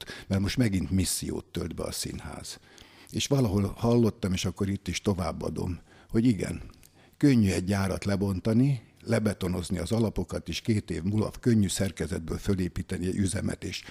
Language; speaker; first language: Hungarian; native; Hungarian